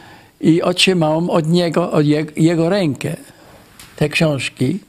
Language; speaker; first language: Polish; non-native, fluent; English